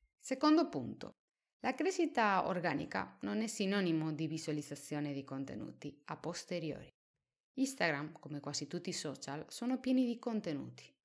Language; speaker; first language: Italian; non-native, fluent; Spanish